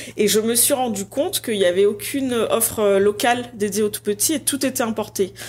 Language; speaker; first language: French; native; French